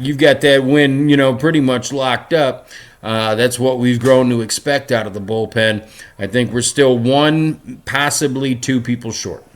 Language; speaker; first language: English; native; English